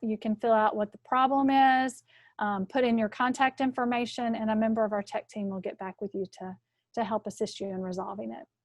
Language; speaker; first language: English; native; English